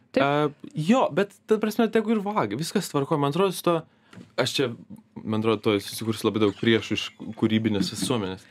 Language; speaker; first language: Lithuanian; native; Lithuanian